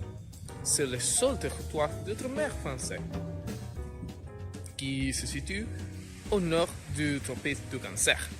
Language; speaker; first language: French; non-native, learner; Spanish